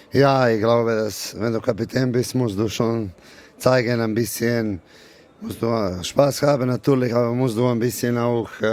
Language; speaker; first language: German; non-native, learner; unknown